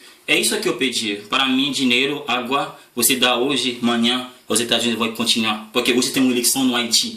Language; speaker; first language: Portuguese; non-native, learner; Haitian Creole